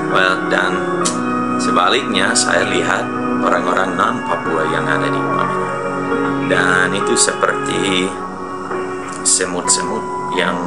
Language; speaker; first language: Indonesian; non-native, fluent; English